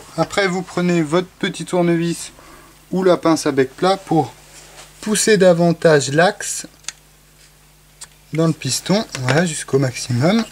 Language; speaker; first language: French; native; French